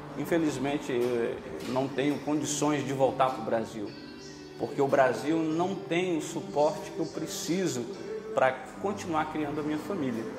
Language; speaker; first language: Portuguese; native; Portuguese